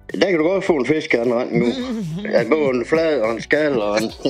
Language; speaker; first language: Danish; native; Danish